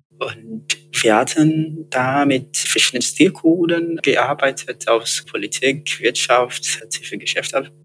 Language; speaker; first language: German; non-native, fluent; Yoruba